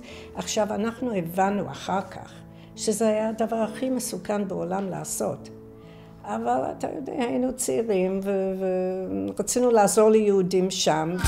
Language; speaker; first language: Hebrew; non-native, fluent; English